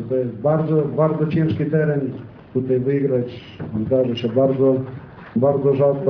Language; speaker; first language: Polish; non-native, fluent; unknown